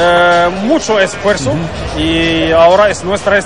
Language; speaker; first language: Spanish; non-native, learner; Arabic